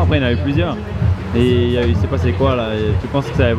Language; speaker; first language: French; native; French